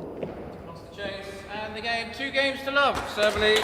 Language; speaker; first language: English; native; English